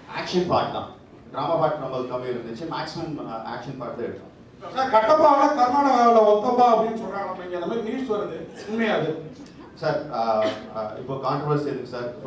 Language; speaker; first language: Tamil; non-native, local second language; Telugu